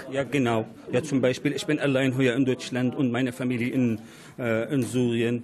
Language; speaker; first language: German; non-native, learner; Arabic